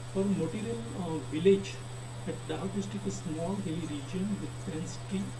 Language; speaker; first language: English; non-native, local second language; Gujarati